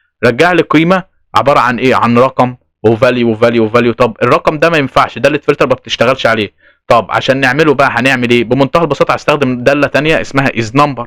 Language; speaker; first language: Arabic; native; Arabic